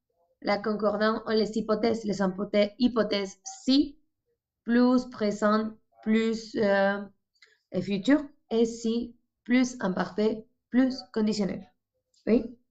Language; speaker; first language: French; non-native, fluent; Spanish